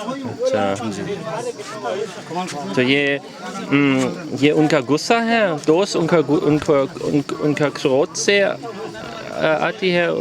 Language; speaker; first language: Hindi; non-native, learner; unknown